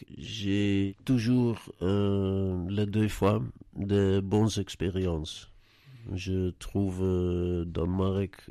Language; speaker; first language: French; non-native, learner; Dutch